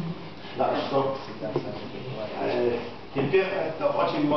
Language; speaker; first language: Russian; non-native, fluent; Polish